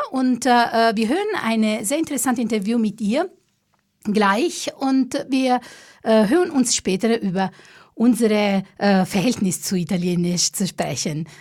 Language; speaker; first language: German; non-native, fluent; Italian